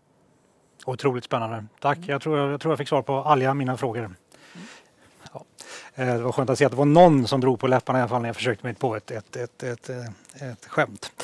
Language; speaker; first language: Swedish; native; Swedish